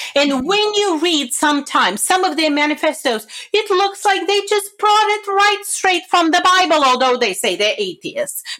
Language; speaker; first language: English; non-native, fluent; Bulgarian